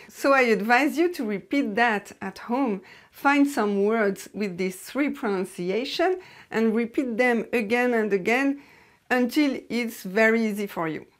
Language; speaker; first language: English; non-native, fluent; French